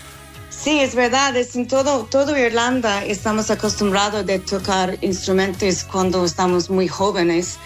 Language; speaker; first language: Spanish; non-native, learner; English